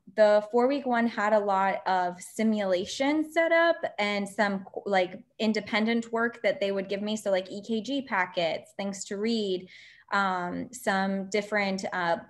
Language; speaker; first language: English; native; English